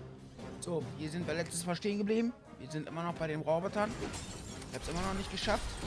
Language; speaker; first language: German; native; German